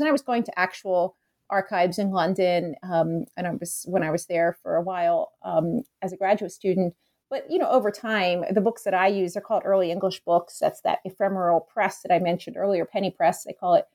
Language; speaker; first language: English; native; English